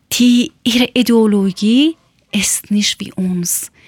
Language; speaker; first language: German; non-native, learner; Persian